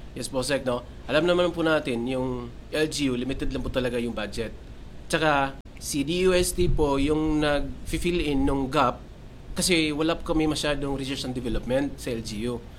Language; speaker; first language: Filipino; non-native, local second language; Cebuano